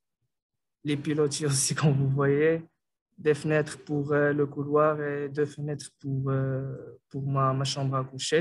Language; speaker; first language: French; non-native, local second language; Arabic